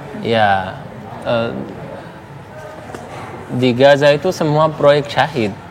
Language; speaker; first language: Indonesian; non-native, fluent; Arabic